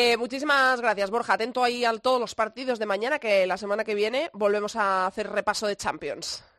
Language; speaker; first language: Spanish; native; Spanish